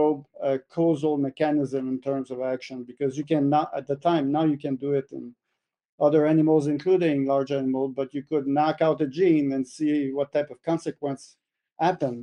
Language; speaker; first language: English; native; English